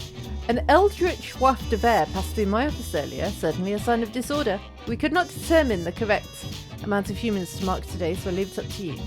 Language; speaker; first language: English; native; English